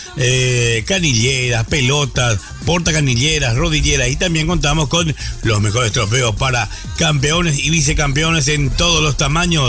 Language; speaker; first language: Spanish; native; Spanish